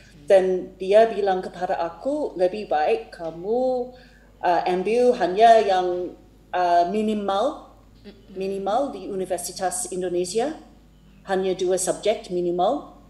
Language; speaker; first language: Indonesian; non-native, fluent; English